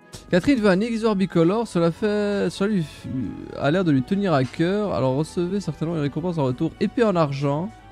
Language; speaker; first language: French; native; French